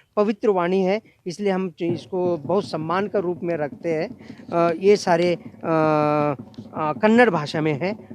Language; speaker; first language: Hindi; non-native, local second language; Kannada